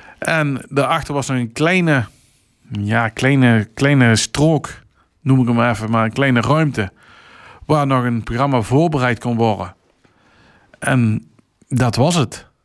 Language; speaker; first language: Dutch; native; Dutch